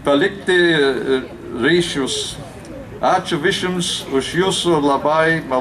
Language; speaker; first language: Lithuanian; non-native, learner; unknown